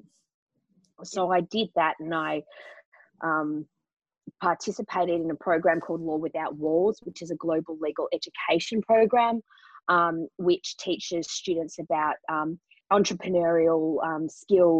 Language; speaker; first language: English; native; English